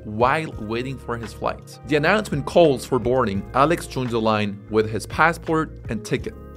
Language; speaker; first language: English; non-native, fluent; French